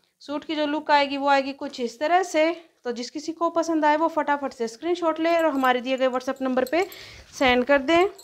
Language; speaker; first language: Hindi; native; Hindi